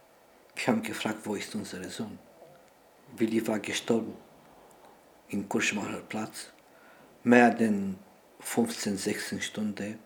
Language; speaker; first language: German; non-native, learner; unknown